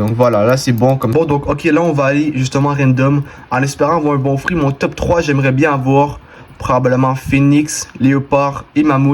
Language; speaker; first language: French; native; French